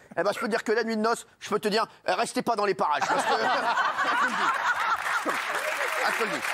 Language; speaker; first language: French; native; French